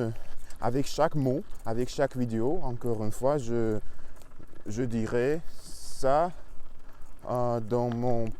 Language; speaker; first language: French; non-native, learner; Russian